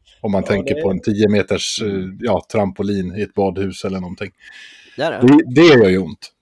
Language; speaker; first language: Swedish; native; Swedish